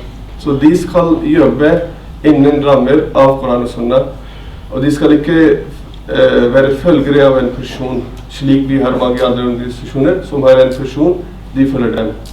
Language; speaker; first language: Norwegian; non-native, fluent; Urdu